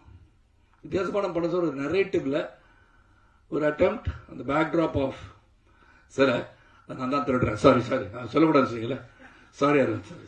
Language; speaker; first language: Tamil; native; Tamil